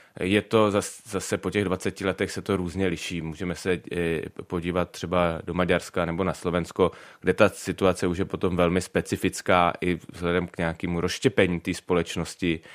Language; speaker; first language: Czech; native; Czech